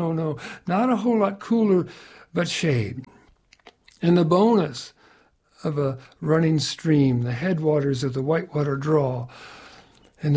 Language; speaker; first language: English; native; English